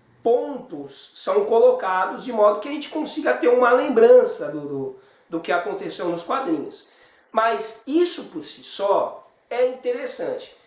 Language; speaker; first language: Portuguese; native; Portuguese